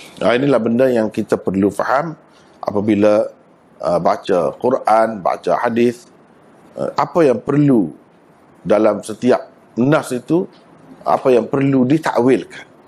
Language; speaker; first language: Malay; native; Malay